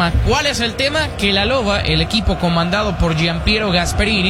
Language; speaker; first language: Spanish; native; Spanish